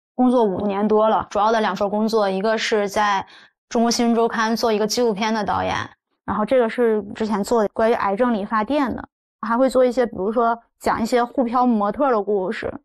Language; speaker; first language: Chinese; native; Chinese